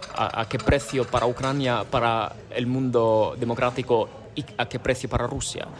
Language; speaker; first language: Spanish; non-native, fluent; Ukrainian